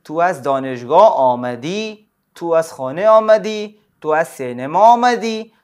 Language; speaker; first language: Persian; non-native, fluent; Urdu